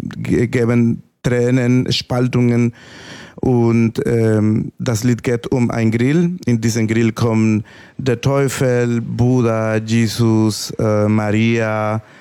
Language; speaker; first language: German; non-native, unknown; Spanish